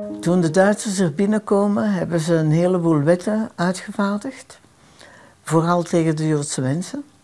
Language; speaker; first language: Dutch; early bilingual, other home language; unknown